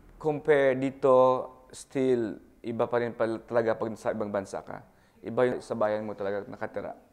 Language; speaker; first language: Filipino; native; Filipino